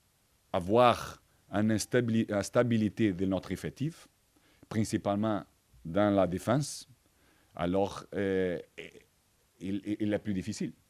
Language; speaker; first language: French; non-native, fluent; Portuguese